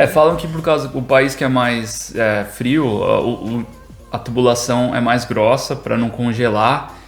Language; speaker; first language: Portuguese; native; Portuguese